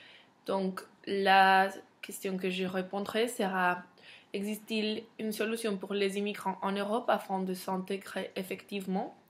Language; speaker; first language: French; non-native, fluent; Spanish